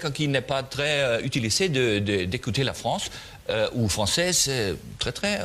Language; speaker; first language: French; non-native, learner; German